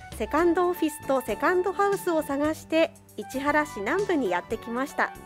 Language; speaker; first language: Japanese; native; Japanese